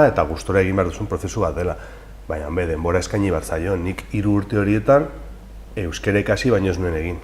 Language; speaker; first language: Basque; non-native, local second language; Spanish